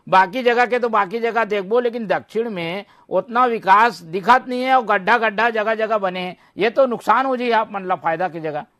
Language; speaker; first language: Hindi; native; Hindi